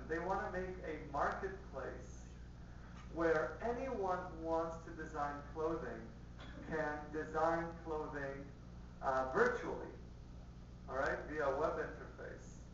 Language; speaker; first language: English; early bilingual, other home language; Spanish